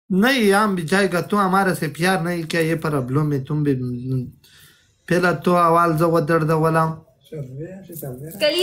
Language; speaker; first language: Hindi; non-native, local second language; Pashto